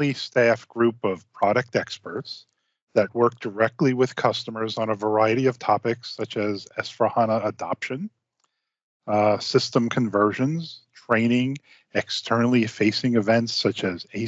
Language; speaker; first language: English; native; English